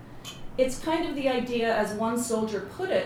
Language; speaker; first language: English; native; English